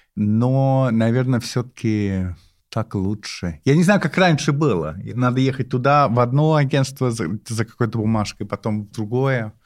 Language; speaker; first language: Russian; non-native, fluent; English